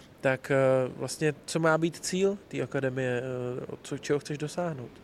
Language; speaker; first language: Czech; native; Czech